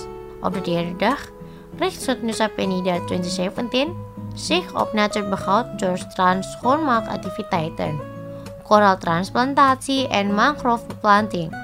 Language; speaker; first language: Dutch; non-native, fluent; Indonesian